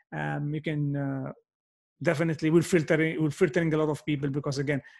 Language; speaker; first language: English; non-native, fluent; Maltese